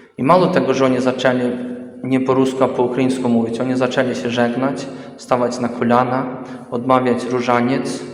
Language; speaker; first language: Polish; early bilingual, heritage; Polish